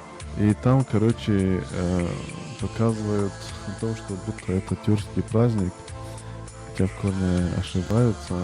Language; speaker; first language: Russian; non-native, local second language; Tajik